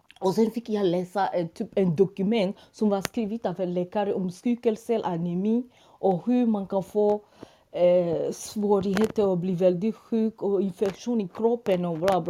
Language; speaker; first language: Swedish; non-native, fluent; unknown